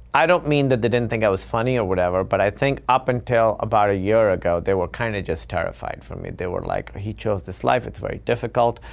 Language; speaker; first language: English; non-native, local second language; Urdu